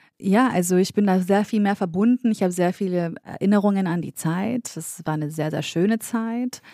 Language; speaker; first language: German; early bilingual, other home language; Kurdish